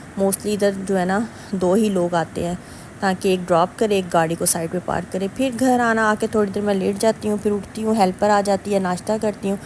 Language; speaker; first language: Urdu; native; Urdu